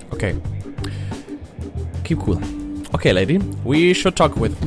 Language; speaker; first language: English; non-native, fluent; German